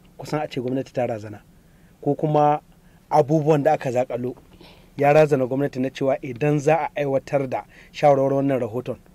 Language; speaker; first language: Hausa; native; Hausa